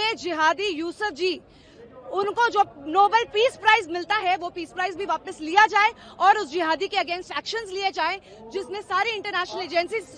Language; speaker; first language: Hindi; native; Hindi